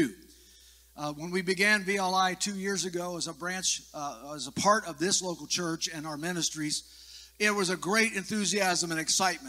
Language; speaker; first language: English; native; English